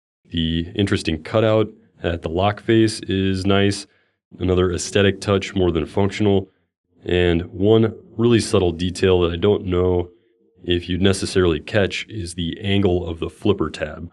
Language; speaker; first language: English; native; English